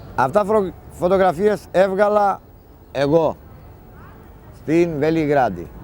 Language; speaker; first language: Greek; non-native, learner; Italian